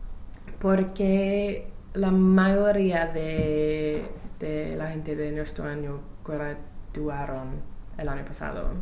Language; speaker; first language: Spanish; non-native, learner; English